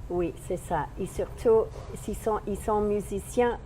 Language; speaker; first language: French; non-native, learner; English